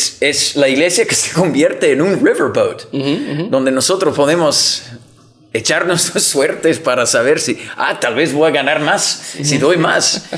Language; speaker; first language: Spanish; non-native, fluent; English